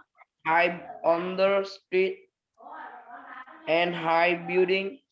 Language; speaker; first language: English; non-native, learner; Vietnamese